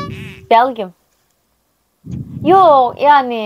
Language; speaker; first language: Turkish; non-native, learner; Indonesian